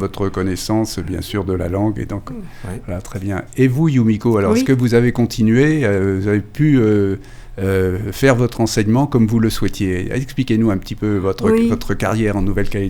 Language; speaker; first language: French; native; French